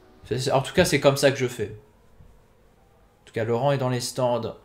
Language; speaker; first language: French; native; French